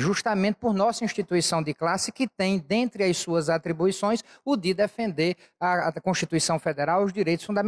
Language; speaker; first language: Portuguese; native; Portuguese